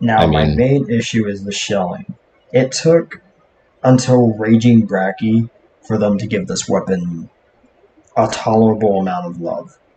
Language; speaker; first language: English; native; English